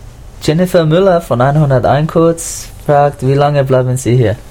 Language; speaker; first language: German; non-native, learner; English